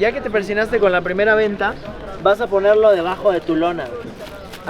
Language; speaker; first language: Spanish; native; Spanish